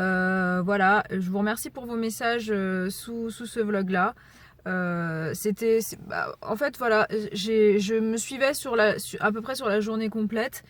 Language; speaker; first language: French; native; French